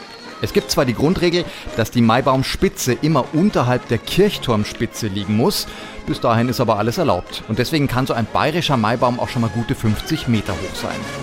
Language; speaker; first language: German; native; German